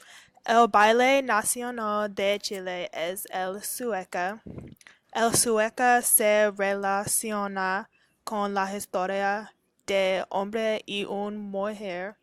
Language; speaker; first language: Spanish; non-native, learner; English